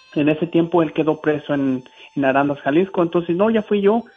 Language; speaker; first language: Spanish; native; Spanish